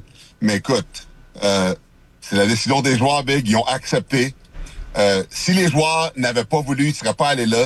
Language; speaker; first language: French; native; French